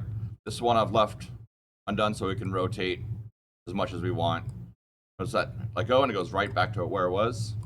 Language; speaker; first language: English; native; English